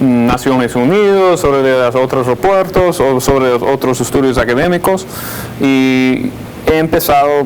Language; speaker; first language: Spanish; non-native, fluent; English